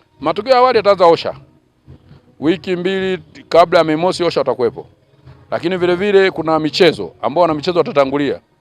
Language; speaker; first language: Swahili; native; Swahili